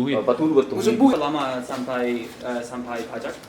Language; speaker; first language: Indonesian; non-native, learner; English